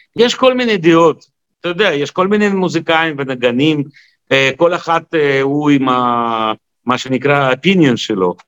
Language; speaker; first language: Hebrew; non-native, fluent; Russian